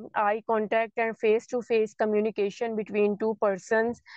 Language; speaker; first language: English; non-native, local second language; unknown